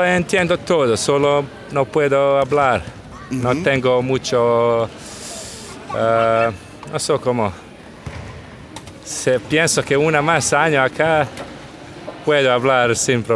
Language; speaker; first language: Spanish; non-native, learner; Croatian